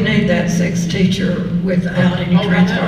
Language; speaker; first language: English; native; English